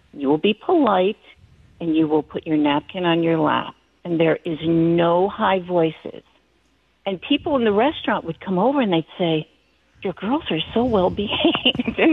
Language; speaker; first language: English; native; English